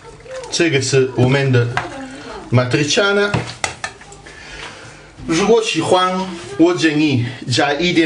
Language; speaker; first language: Chinese; non-native, fluent; Italian